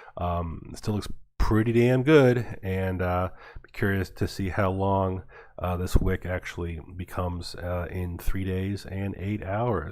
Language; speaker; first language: English; native; English